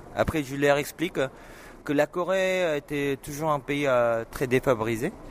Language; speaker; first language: French; non-native, fluent; Korean